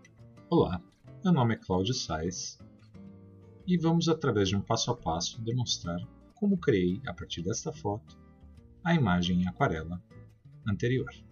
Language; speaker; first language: Portuguese; native; Portuguese